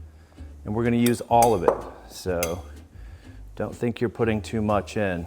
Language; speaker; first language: English; native; English